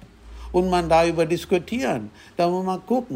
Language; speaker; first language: German; non-native, fluent; Tamil